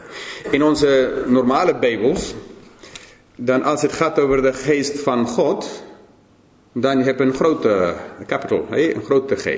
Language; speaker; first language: Dutch; non-native, fluent; English